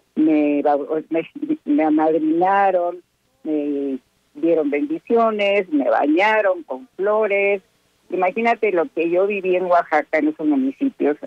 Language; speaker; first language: Spanish; native; Spanish